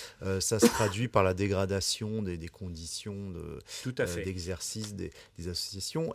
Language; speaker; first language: French; native; French